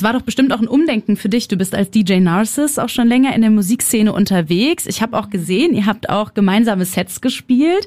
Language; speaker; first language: German; native; German